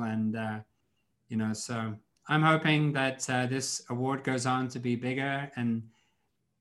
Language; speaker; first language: English; native; English